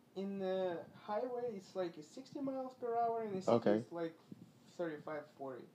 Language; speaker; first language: English; non-native, fluent; Russian